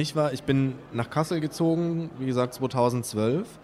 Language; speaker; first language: German; native; German